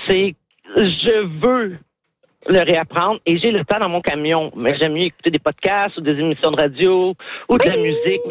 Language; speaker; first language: French; native; French